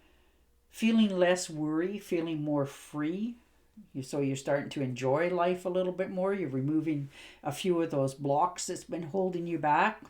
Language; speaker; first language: English; native; English